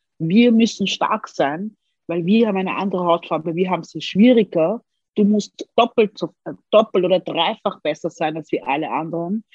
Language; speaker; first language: German; early bilingual, other home language; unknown